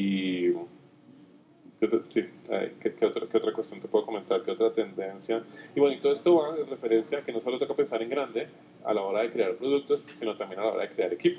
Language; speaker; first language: Spanish; native; Spanish